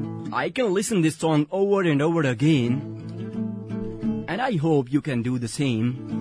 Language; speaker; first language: English; non-native, local second language; Hindi